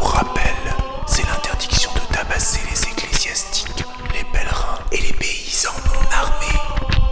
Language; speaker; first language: French; native; French